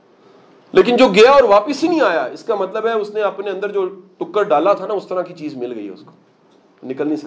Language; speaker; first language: Hindi; non-native, local second language; Punjabi